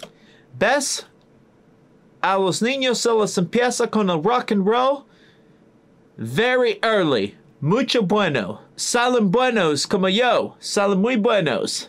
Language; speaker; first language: Spanish; non-native, learner; English